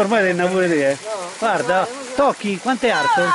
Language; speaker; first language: Italian; native; Italian